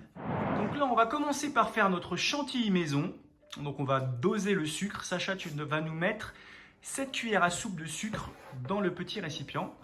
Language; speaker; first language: French; native; French